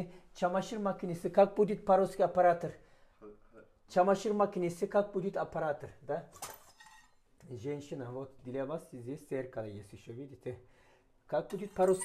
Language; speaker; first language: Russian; non-native, fluent; Turkish